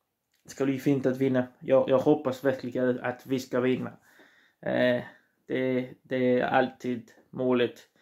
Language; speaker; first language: Swedish; non-native, learner; Portuguese